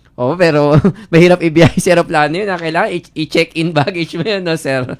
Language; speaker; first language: Filipino; native; Filipino